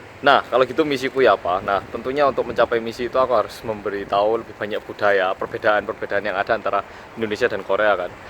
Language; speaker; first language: Indonesian; early bilingual, other home language; Korean